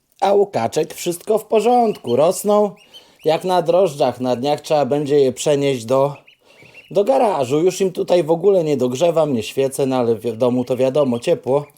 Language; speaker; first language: Polish; native; Polish